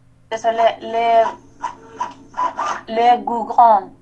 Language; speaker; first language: French; non-native, learner; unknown